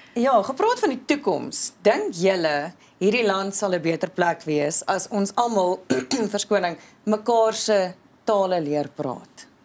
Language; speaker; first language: Afrikaans; native; Afrikaans